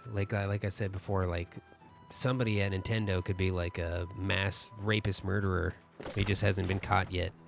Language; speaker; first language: English; native; English